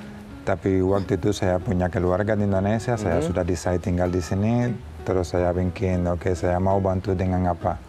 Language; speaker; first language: Indonesian; non-native, learner; Spanish